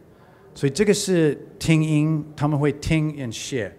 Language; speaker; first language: Chinese; non-native, learner; English